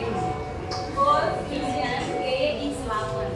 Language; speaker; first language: German; non-native, fluent; Indonesian